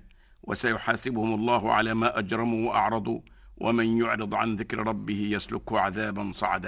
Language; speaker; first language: Arabic; native; Arabic